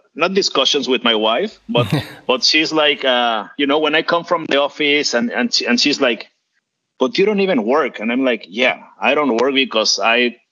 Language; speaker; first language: English; non-native, fluent; Spanish